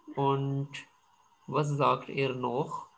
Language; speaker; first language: German; non-native, fluent; Urdu